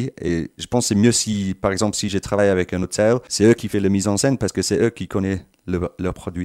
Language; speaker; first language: French; non-native, fluent; English